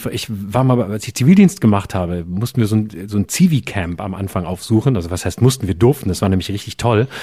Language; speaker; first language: German; native; German